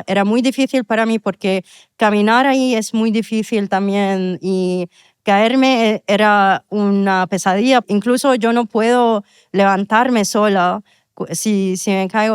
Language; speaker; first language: Spanish; non-native, fluent; Arabic